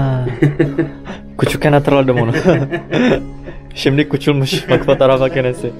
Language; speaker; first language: Turkish; non-native, learner; Indonesian